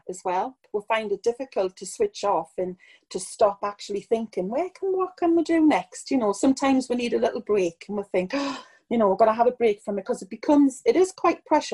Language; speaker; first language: English; native; English